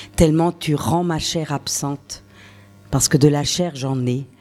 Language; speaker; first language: French; native; French